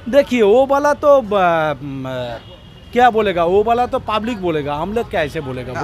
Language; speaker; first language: Hindi; non-native, local second language; Bangla